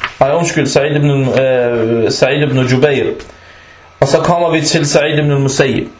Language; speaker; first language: Danish; early bilingual, other home language; Arabic